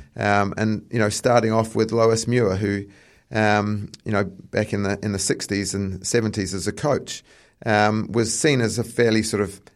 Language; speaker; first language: English; native; English